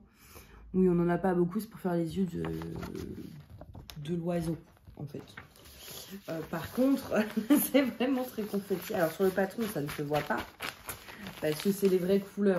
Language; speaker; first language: French; native; French